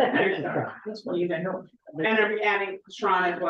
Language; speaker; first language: English; native; English